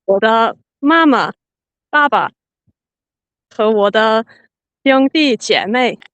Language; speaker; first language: Chinese; non-native, learner; Finnish